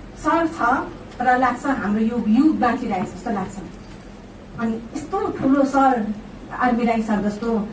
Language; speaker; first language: Nepali; native; Nepali